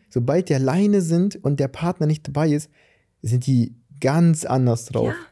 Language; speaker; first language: German; early bilingual, other home language; Portuguese